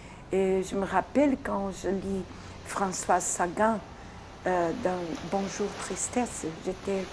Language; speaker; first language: French; non-native, fluent; Portuguese